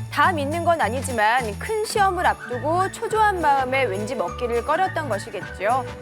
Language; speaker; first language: Korean; native; Korean